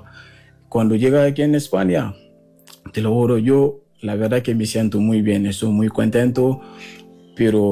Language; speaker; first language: Spanish; non-native, learner; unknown